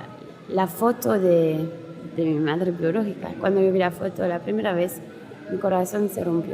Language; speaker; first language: Spanish; non-native, learner; French